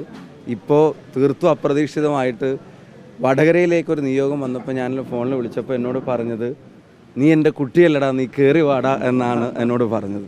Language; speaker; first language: Malayalam; native; Malayalam